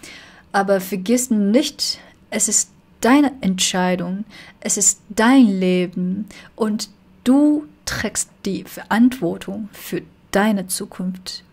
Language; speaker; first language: German; non-native, fluent; Chinese